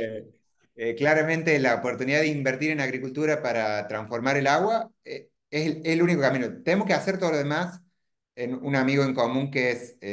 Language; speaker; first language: Spanish; native; Spanish